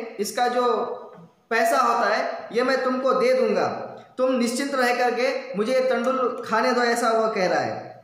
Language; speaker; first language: Hindi; non-native, local second language; Marathi